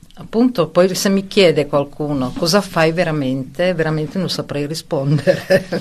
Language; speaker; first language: Italian; non-native, fluent; Czech